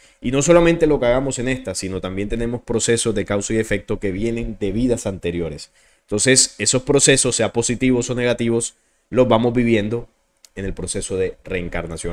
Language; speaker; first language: Spanish; native; Spanish